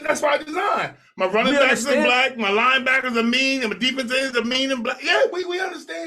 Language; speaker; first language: English; native; English